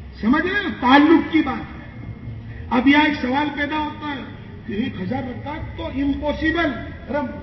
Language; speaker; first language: Urdu; non-native, local second language; Gujarati